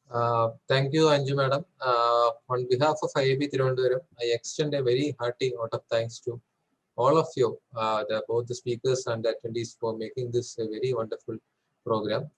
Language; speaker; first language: English; non-native, local second language; Malayalam